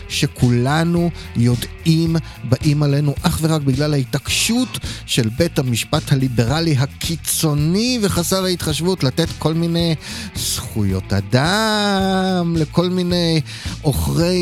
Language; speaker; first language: Hebrew; native; Hebrew